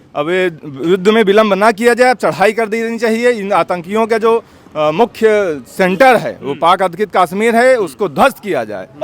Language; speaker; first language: Hindi; native; Hindi